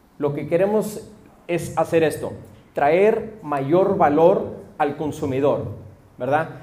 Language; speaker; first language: Spanish; early bilingual, heritage; Spanish